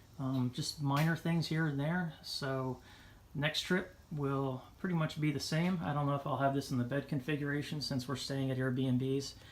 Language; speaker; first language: English; native; English